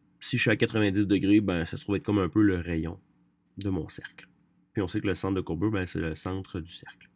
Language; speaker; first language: French; native; French